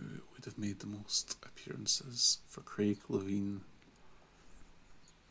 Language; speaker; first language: English; native; English